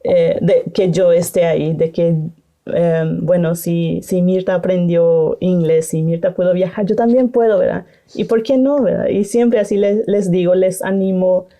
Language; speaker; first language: Spanish; non-native, local second language; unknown